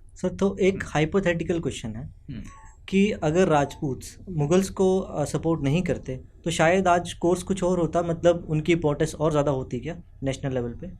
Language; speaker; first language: Hindi; native; Hindi